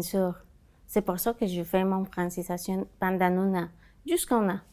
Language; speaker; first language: French; non-native, learner; Spanish